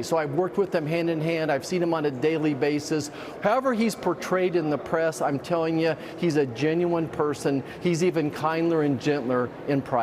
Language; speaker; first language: English; native; English